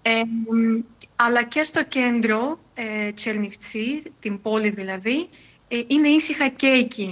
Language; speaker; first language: Greek; non-native, fluent; Ukrainian